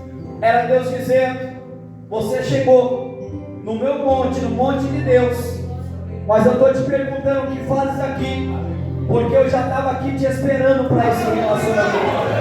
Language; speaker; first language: Portuguese; native; Portuguese